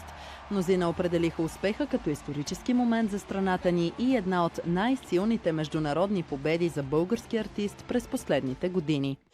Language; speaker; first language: Bulgarian; native; Bulgarian